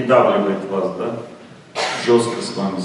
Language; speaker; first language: Russian; native; Russian